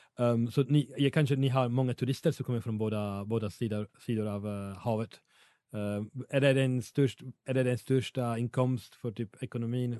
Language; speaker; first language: Swedish; non-native, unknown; Italian